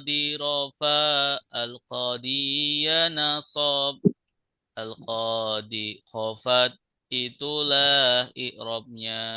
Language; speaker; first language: Arabic; non-native, fluent; Indonesian